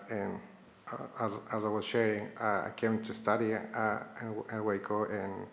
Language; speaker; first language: English; non-native, fluent; Spanish